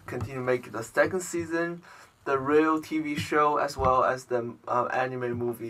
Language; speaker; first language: English; non-native, learner; Chinese